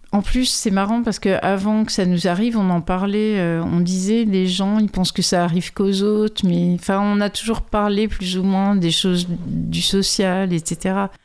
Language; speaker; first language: French; native; French